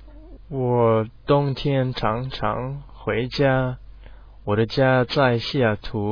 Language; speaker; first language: Chinese; non-native, learner; English